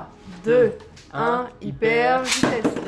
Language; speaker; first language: French; native; French